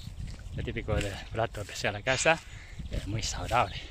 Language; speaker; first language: Spanish; non-native, learner; Chinese